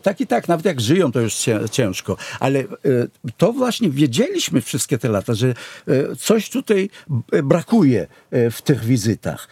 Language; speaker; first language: Polish; non-native, fluent; Hebrew